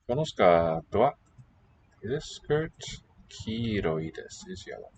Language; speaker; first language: Japanese; non-native, learner; English